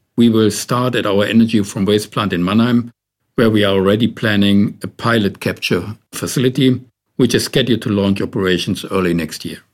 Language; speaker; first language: English; non-native, fluent; German